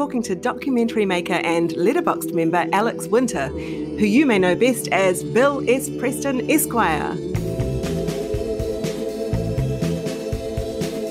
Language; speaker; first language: English; native; English